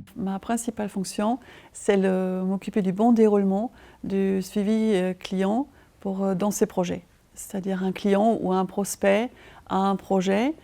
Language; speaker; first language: French; non-native, fluent; German